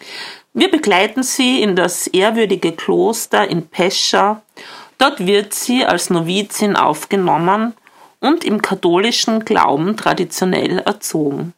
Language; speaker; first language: German; native; German